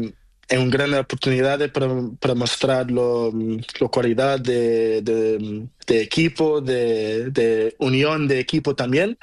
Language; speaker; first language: Spanish; non-native, learner; Portuguese